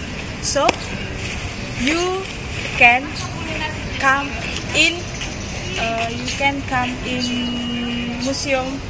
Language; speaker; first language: English; non-native, learner; Indonesian